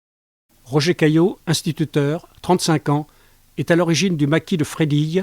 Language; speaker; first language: French; native; French